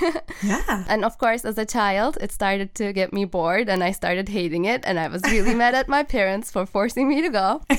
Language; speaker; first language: English; non-native, fluent; Turkish